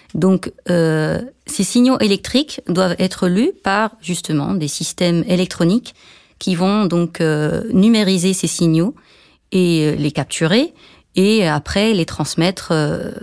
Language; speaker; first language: French; non-native, local second language; Arabic